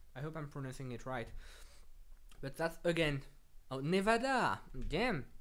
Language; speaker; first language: English; non-native, fluent; French